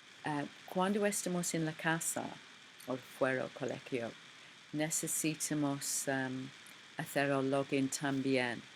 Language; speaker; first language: Spanish; non-native, learner; English